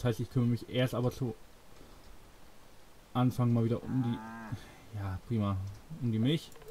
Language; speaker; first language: German; native; German